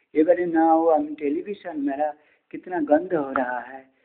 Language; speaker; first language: Hindi; non-native, local second language; Bangla